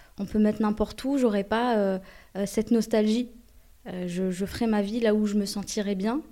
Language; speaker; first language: French; early bilingual, other home language; Arabic